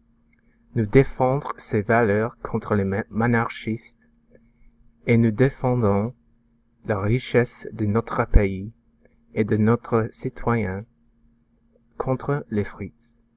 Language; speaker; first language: French; non-native, learner; English